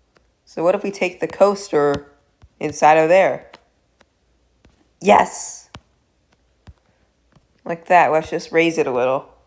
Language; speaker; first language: English; native; English